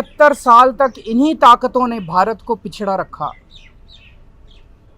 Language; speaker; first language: Hindi; native; Hindi